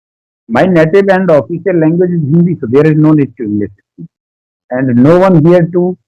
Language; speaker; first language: English; non-native, learner; Hindi